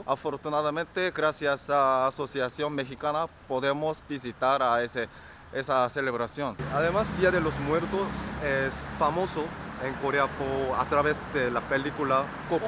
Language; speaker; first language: Spanish; non-native, fluent; Korean